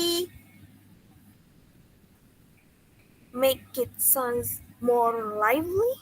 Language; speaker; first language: English; non-native, learner; Indonesian